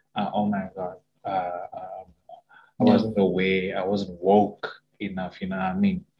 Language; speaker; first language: English; non-native, local second language; Shona